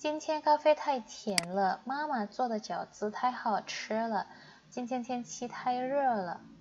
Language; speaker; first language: Chinese; non-native, fluent; Indonesian